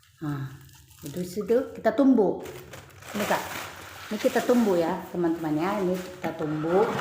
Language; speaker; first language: Indonesian; non-native, local second language; Batak Toba